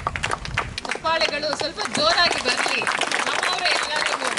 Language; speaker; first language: Kannada; native; Kannada